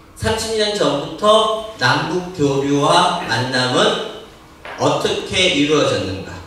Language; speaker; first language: Korean; native; Korean